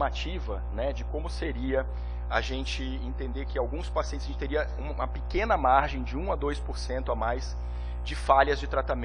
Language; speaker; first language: Portuguese; native; Portuguese